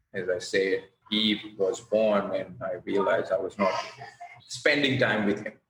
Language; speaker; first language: English; non-native, local second language; Gujarati